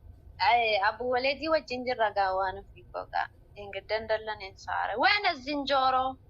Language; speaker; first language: Arabic; non-native, learner; Oromo